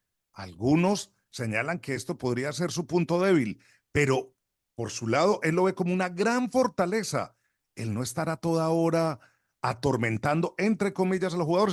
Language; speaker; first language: Spanish; native; Spanish